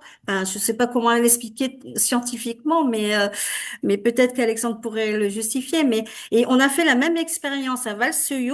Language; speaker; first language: French; native; French